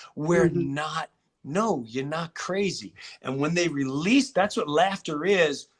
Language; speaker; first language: English; native; English